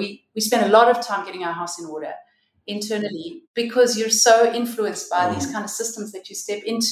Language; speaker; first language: English; native; English